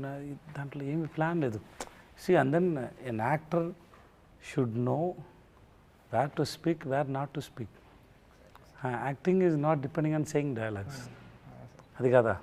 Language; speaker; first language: Telugu; non-native, learner; Tamil